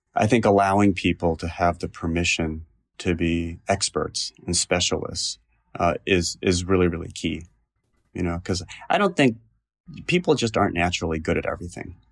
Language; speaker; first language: English; native; English